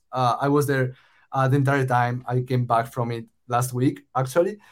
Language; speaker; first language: English; non-native, fluent; Spanish